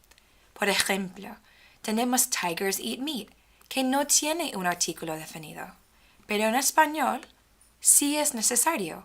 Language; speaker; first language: Spanish; non-native, fluent; English